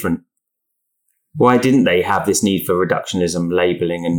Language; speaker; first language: English; native; English